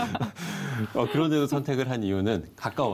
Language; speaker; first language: Korean; native; Korean